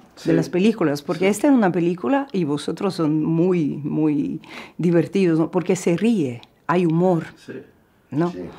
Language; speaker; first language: Spanish; non-native, learner; Portuguese